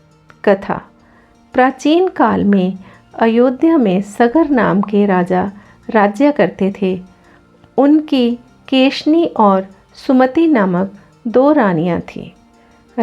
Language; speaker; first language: Hindi; native; Hindi